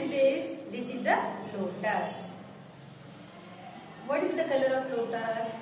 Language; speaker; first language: English; non-native, local second language; Marathi